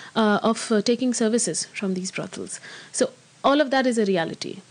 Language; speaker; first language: English; non-native, local second language; Hindi